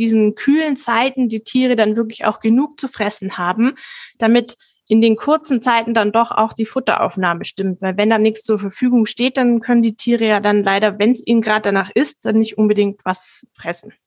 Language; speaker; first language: German; native; German